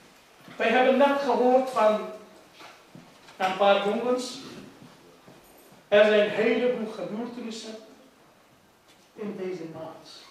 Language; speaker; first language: Dutch; non-native, fluent; Urdu